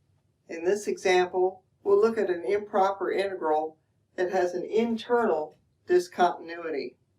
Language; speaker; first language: English; native; English